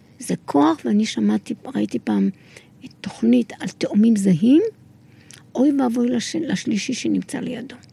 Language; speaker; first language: Hebrew; early bilingual, other home language; Arabic